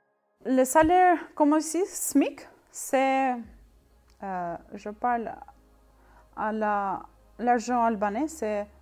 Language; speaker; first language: French; non-native, learner; Albanian